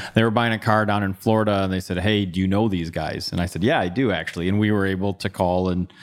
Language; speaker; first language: English; native; English